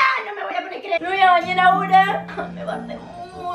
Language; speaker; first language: Spanish; native; Spanish